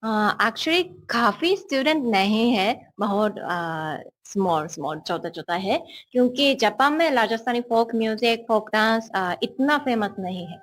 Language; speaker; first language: Hindi; non-native, learner; Japanese